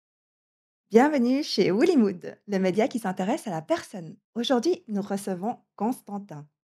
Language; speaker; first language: French; native; French